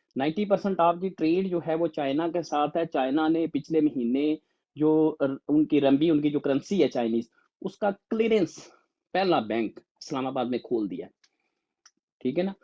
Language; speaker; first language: Urdu; native; Urdu